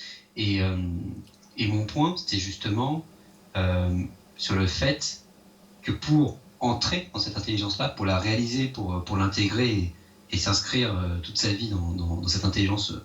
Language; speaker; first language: French; native; French